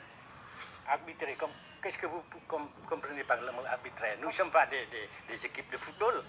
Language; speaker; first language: French; non-native, local second language; Vietnamese